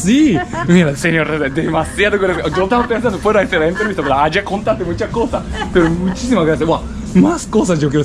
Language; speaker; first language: Spanish; non-native, learner; Chinese